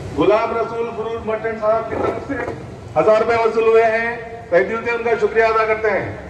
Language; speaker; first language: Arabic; non-native, fluent; Urdu